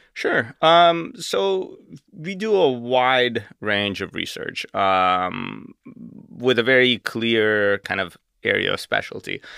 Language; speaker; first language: English; native; English